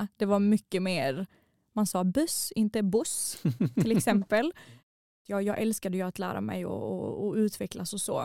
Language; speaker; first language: Swedish; early bilingual, other home language; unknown